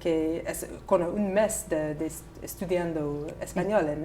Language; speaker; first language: Spanish; non-native, learner; English